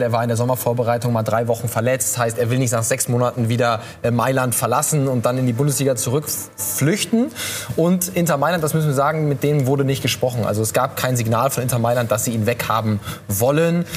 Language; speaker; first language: German; native; German